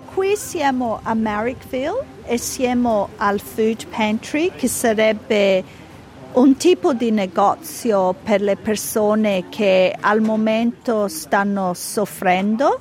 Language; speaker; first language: Italian; early bilingual, heritage; Italian